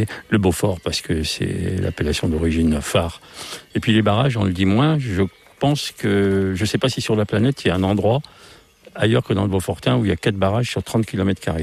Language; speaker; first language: French; native; French